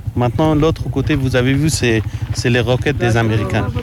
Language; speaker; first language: French; non-native, fluent; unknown